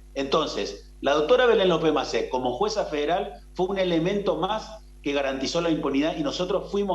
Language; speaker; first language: Spanish; native; Spanish